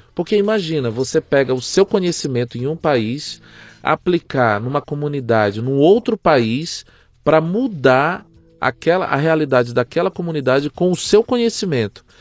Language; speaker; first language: Portuguese; native; Portuguese